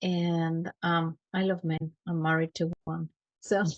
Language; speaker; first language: English; non-native, fluent; Spanish